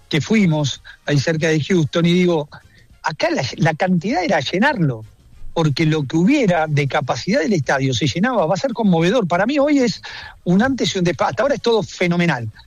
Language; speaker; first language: Spanish; native; Spanish